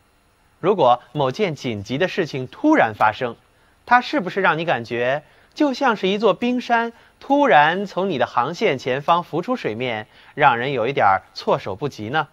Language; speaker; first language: Chinese; native; Chinese